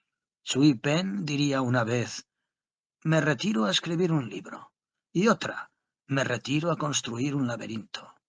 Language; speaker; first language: Spanish; native; Spanish